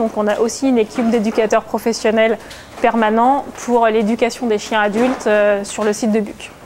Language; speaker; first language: French; native; French